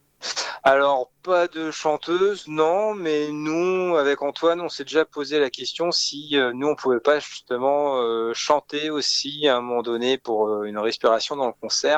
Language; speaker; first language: French; native; French